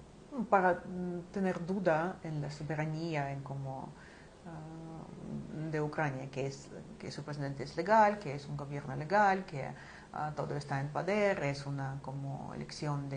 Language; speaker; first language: Spanish; non-native, fluent; Ukrainian